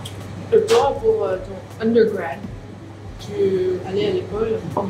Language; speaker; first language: French; non-native, learner; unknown